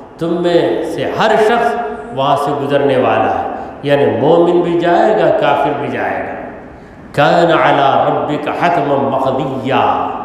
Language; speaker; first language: Urdu; native; Urdu